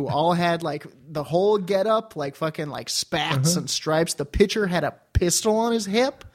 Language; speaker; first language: English; native; English